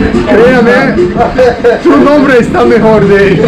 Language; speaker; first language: Spanish; non-native, learner; Russian